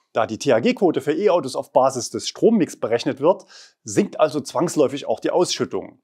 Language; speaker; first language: German; native; German